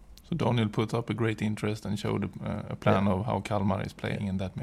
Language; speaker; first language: English; non-native, fluent; Swedish